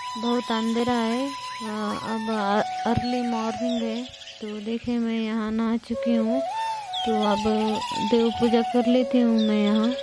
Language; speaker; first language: Hindi; non-native, local second language; Telugu